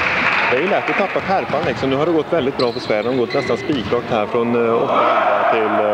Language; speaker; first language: Swedish; native; Swedish